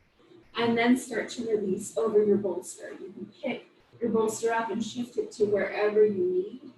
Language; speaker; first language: English; native; English